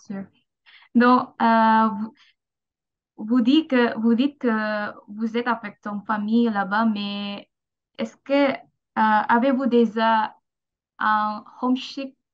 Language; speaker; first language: French; non-native, learner; Indonesian